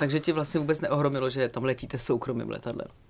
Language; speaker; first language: Czech; native; Czech